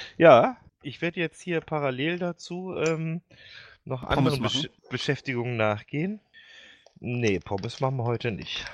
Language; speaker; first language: German; native; German